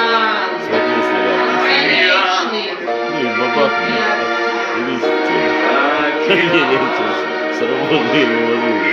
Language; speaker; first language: Russian; native; Russian